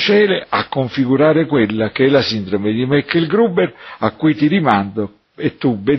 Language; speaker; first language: Italian; native; Italian